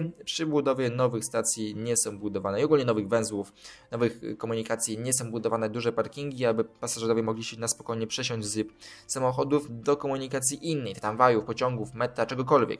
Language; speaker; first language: Polish; native; Polish